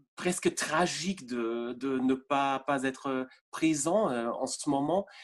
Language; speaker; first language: French; non-native, fluent; German